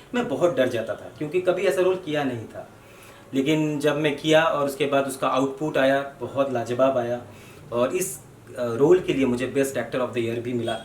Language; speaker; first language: Hindi; non-native, local second language; Bangla